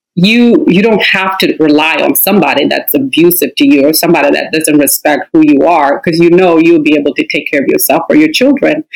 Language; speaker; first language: English; non-native, fluent; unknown